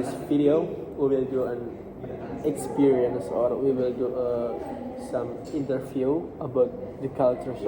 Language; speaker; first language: English; non-native, learner; Indonesian